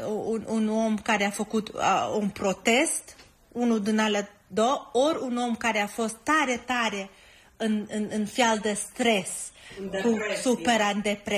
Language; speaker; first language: Romanian; non-native, fluent; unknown